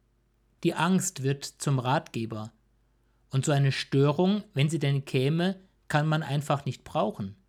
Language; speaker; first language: German; native; German